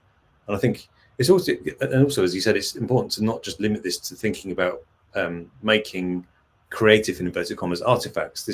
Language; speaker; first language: English; native; English